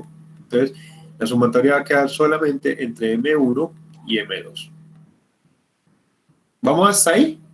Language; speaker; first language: Spanish; native; Spanish